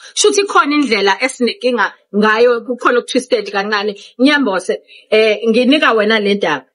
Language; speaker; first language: Zulu; non-native, local second language; South Ndebele